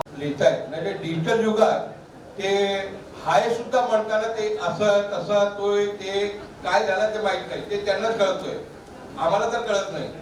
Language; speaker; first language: Marathi; non-native, local second language; Punjabi